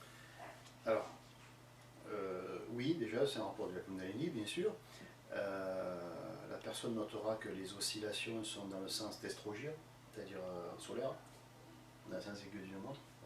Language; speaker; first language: French; native; French